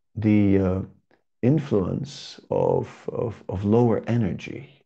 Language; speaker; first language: English; non-native, fluent; Dutch